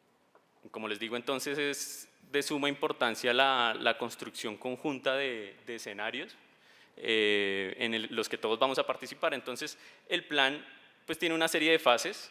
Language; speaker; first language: Spanish; native; Spanish